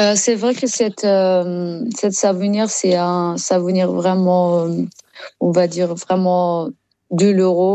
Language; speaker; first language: French; non-native, learner; Persian